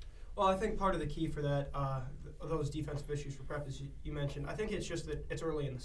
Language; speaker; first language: English; native; English